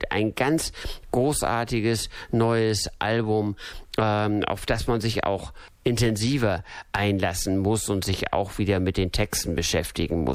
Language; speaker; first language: German; native; German